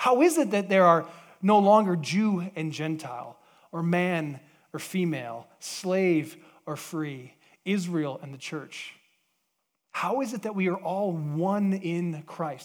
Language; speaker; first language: English; native; English